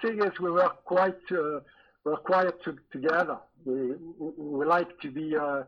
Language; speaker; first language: English; non-native, fluent; French